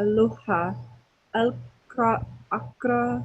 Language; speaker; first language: Arabic; non-native, learner; English